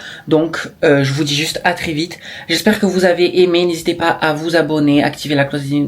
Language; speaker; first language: French; native; French